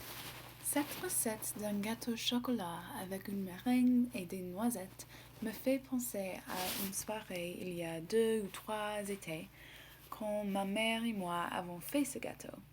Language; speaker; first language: French; non-native, learner; English